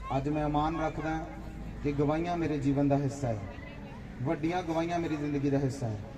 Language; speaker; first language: Hindi; non-native, local second language; Punjabi